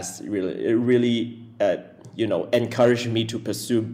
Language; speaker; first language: English; non-native, local second language; Chinese